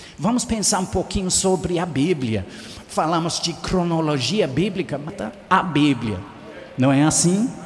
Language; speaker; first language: Portuguese; non-native, fluent; English